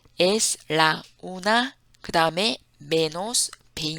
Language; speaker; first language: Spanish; non-native, fluent; Korean